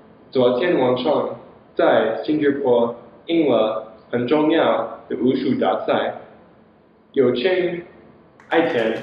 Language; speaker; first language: Chinese; non-native, learner; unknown